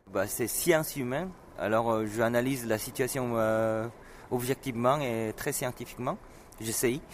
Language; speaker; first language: French; non-native, fluent; Korean